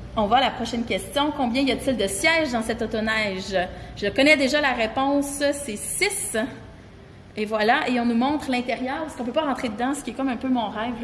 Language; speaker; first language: French; native; French